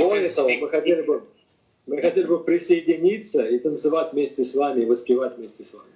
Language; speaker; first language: Russian; native; Russian